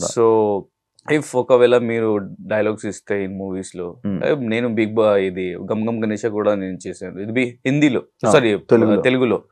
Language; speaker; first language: Telugu; non-native, learner; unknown